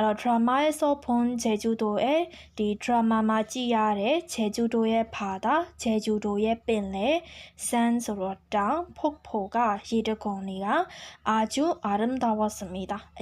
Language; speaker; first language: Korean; non-native, fluent; Burmese